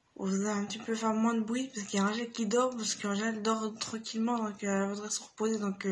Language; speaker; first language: French; native; French